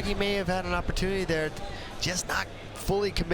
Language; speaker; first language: English; native; English